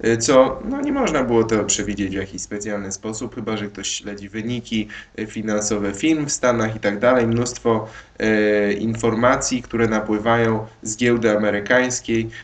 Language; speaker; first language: Polish; native; Polish